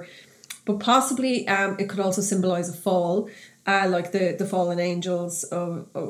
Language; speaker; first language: English; native; English